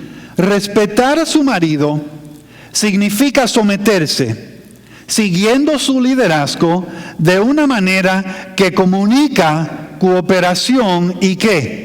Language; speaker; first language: Spanish; non-native, fluent; English